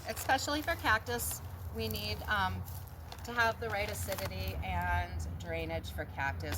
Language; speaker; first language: English; native; English